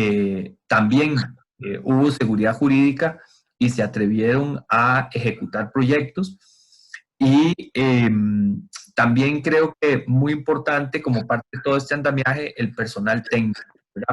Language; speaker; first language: Spanish; native; Spanish